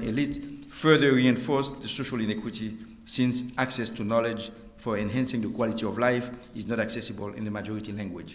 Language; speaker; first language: English; non-native, fluent; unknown